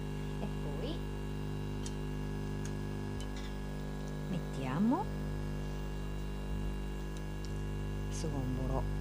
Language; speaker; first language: Italian; non-native, learner; Japanese